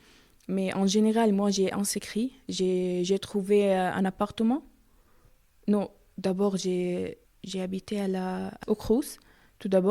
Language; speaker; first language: French; non-native, learner; Arabic